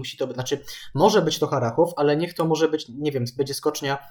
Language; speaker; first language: Polish; native; Polish